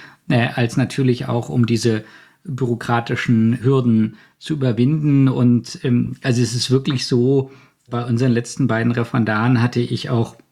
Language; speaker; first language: German; native; German